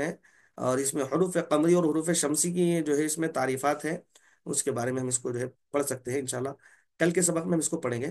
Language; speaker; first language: Urdu; native; Urdu